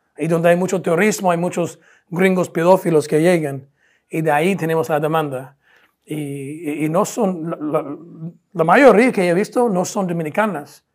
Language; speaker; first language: Spanish; non-native, fluent; English